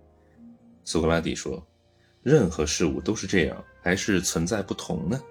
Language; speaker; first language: Chinese; native; Chinese